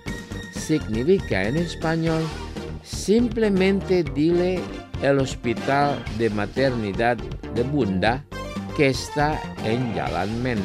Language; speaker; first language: Spanish; non-native, fluent; Indonesian